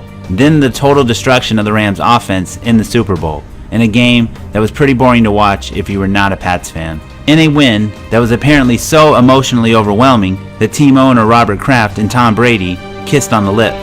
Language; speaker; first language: English; native; English